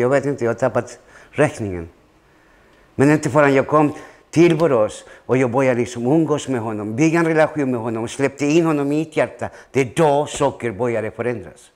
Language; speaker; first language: Swedish; non-native, fluent; Spanish